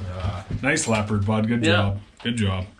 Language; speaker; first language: English; native; English